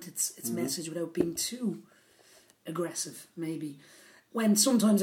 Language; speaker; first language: English; native; English